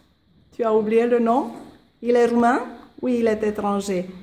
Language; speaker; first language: French; non-native, fluent; Romanian